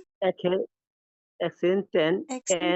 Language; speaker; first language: Spanish; non-native, learner; Bangla